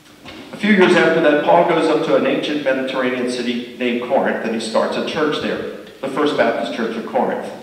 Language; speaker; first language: English; native; English